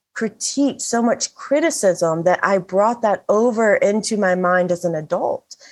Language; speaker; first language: English; native; English